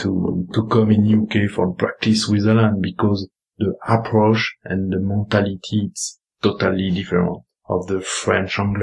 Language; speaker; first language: English; non-native, learner; French